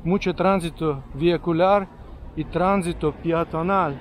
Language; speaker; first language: Spanish; non-native, fluent; Russian